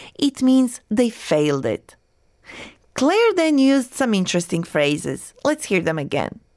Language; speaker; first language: English; non-native, fluent; Croatian